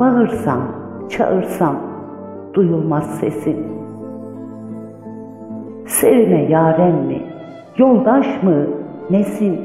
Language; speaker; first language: Turkish; native; Turkish